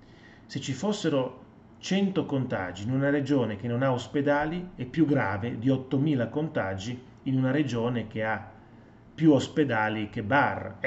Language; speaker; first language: Italian; native; Italian